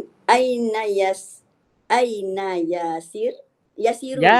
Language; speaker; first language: Arabic; non-native, learner; Malay